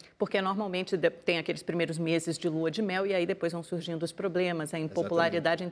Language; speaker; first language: Portuguese; native; Portuguese